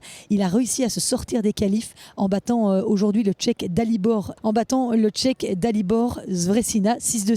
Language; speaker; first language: French; native; French